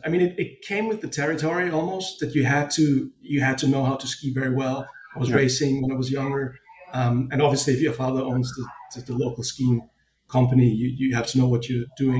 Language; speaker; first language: English; non-native, fluent; German